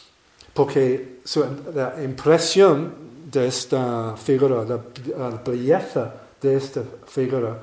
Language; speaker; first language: Spanish; non-native, learner; English